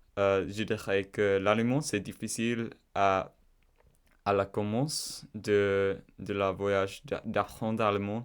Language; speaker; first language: French; non-native, learner; English